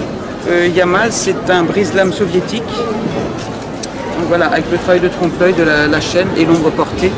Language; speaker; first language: French; native; French